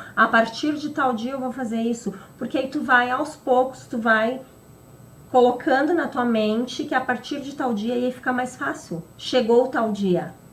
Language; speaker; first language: Portuguese; native; Portuguese